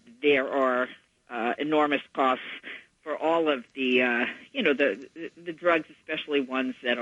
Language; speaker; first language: English; native; English